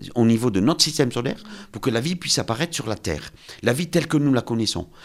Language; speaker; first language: French; native; French